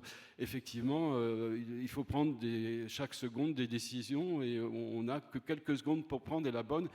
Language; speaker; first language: French; native; French